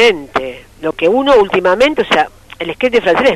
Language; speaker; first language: Spanish; native; Spanish